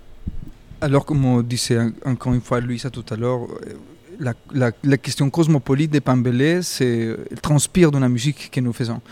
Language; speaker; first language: French; non-native, fluent; Spanish